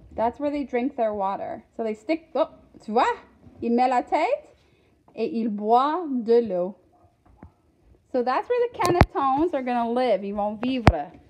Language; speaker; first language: English; native; English